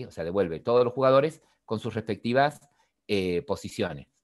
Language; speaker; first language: Spanish; native; Spanish